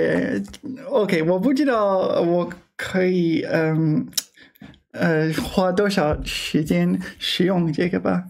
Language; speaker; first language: Chinese; non-native, learner; English